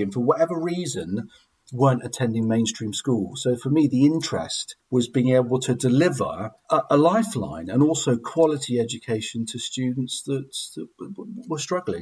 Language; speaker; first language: English; native; English